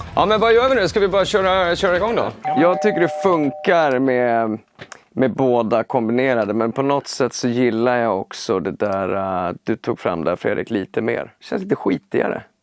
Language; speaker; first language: Swedish; native; Swedish